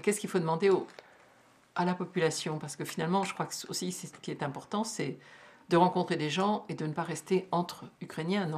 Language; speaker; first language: French; native; French